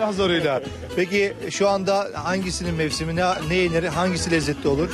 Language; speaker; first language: Turkish; native; Turkish